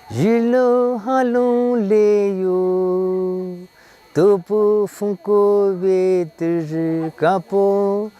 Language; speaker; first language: Burmese; non-native, local second language; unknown